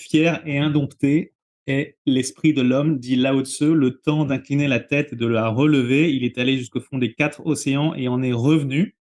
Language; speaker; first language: French; native; French